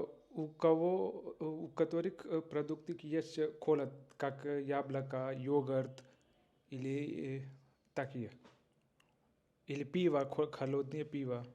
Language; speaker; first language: Russian; non-native, learner; Hindi